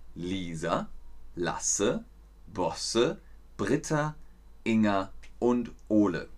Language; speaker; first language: German; native; German